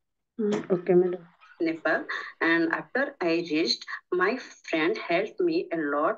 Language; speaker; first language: English; non-native, learner; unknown